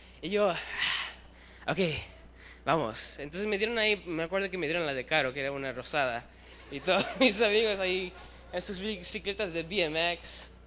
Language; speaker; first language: Spanish; early bilingual, heritage; Spanish